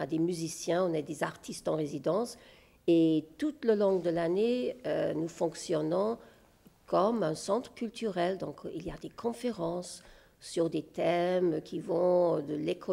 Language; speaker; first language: French; non-native, fluent; English